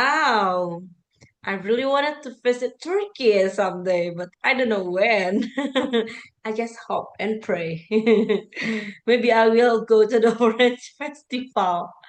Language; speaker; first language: English; non-native, learner; Indonesian